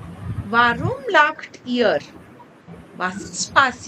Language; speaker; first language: German; non-native, fluent; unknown